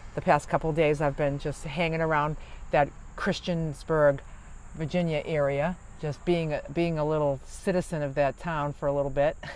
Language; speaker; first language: English; native; English